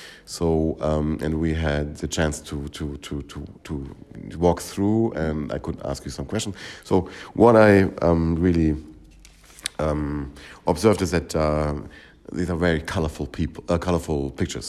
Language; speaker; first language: English; non-native, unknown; German